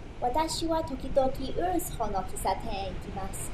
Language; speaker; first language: Japanese; non-native, learner; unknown